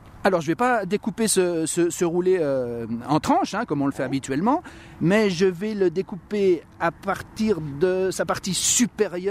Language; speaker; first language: French; native; French